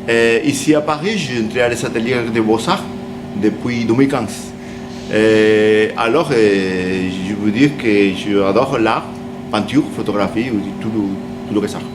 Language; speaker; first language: French; non-native, learner; Spanish